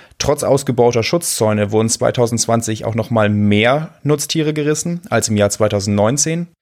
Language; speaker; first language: German; native; German